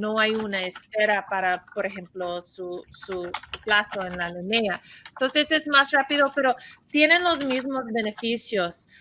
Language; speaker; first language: Spanish; non-native, fluent; English